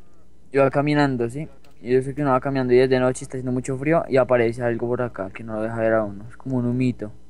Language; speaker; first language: Spanish; native; Spanish